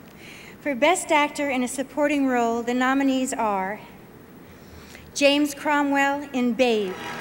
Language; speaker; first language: English; native; English